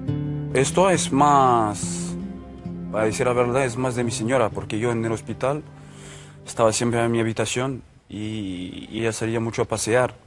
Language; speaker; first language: Spanish; non-native, fluent; French